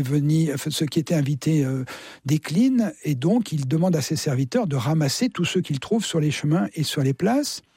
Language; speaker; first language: French; native; French